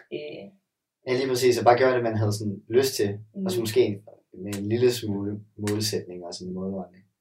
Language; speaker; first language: Danish; native; Danish